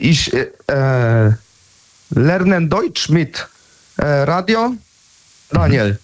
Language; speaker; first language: German; non-native, learner; Polish